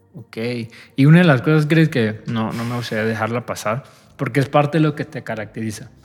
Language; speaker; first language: Spanish; native; Spanish